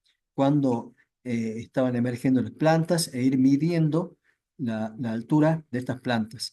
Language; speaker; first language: Spanish; native; Spanish